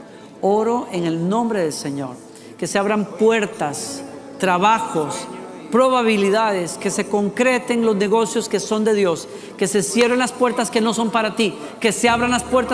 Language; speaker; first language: Spanish; native; Spanish